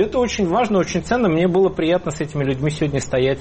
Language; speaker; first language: Russian; native; Russian